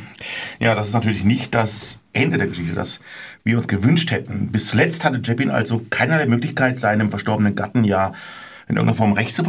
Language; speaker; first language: German; native; German